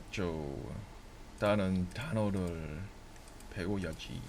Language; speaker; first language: Korean; non-native, learner; English